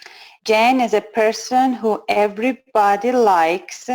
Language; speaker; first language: English; non-native, learner; Persian